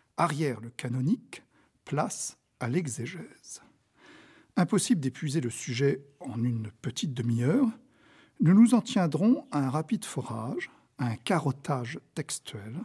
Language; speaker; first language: French; native; French